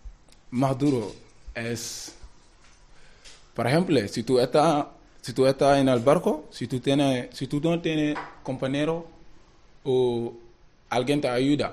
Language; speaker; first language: Spanish; non-native, learner; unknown